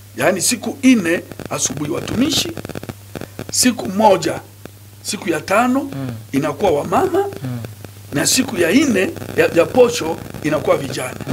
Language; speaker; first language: Swahili; non-native, local second language; Nande